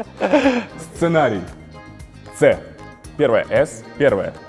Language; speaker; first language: Russian; native; Russian